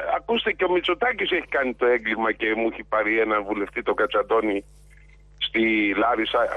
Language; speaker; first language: Greek; native; Greek